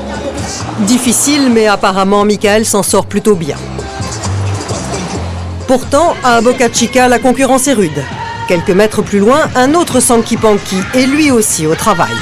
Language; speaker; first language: French; native; French